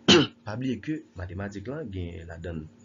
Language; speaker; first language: French; non-native, local second language; Haitian Creole